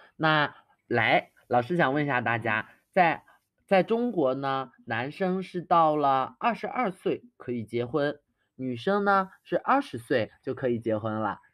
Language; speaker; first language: Chinese; native; Chinese